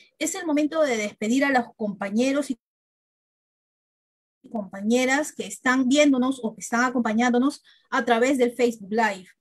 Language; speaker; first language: Spanish; native; Spanish